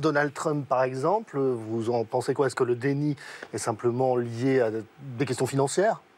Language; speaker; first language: French; native; French